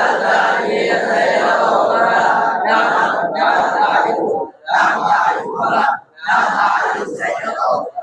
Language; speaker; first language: Arabic; non-native, learner; Bangla